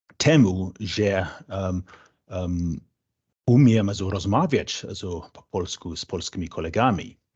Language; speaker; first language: Polish; non-native, fluent; English